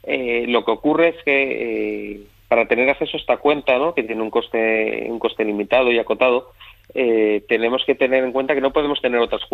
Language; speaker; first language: Spanish; native; Spanish